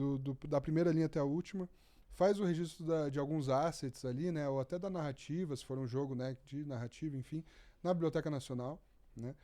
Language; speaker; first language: Portuguese; native; Portuguese